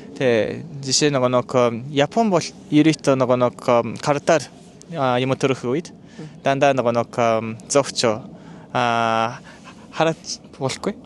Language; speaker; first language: Mongolian; non-native, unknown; Japanese